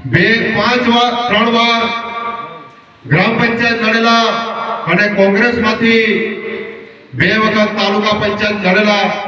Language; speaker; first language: Gujarati; native; Gujarati